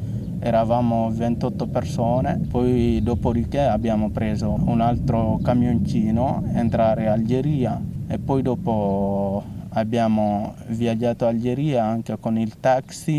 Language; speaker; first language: Italian; non-native, fluent; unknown